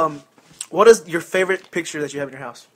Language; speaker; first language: English; native; English